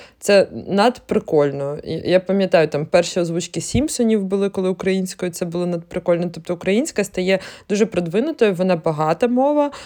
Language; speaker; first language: Ukrainian; non-native, local second language; Russian